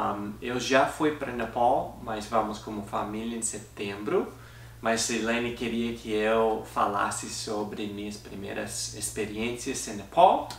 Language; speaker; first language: Portuguese; non-native, fluent; English